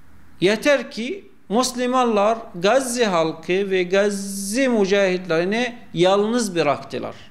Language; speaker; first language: Turkish; non-native, fluent; Arabic